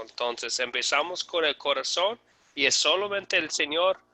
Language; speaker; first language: Spanish; non-native, fluent; English